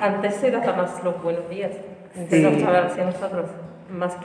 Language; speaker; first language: Spanish; non-native, learner; Arabic